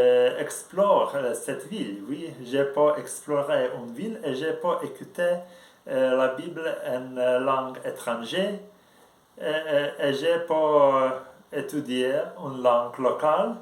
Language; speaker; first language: French; non-native, learner; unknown